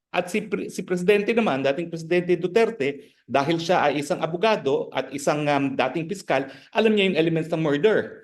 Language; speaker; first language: Filipino; native; Filipino